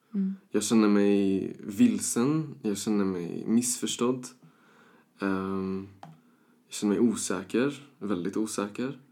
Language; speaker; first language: Swedish; early bilingual, other home language; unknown